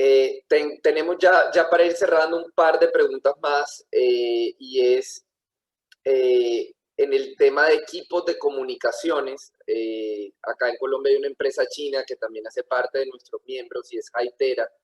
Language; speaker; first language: Spanish; native; Spanish